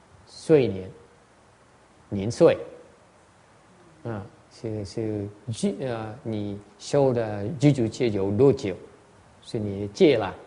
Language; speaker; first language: Chinese; non-native, learner; Vietnamese